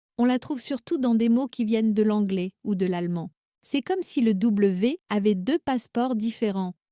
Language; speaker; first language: French; native; French